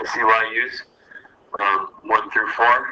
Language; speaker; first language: English; native; English